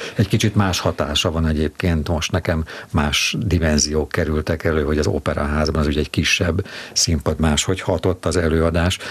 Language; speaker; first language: Hungarian; native; Hungarian